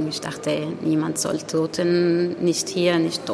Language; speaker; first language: German; non-native, learner; Arabic